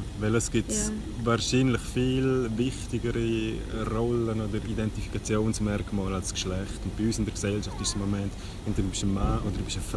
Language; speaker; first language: German; native; German